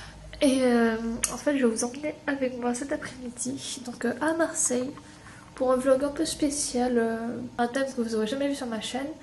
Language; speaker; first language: French; native; French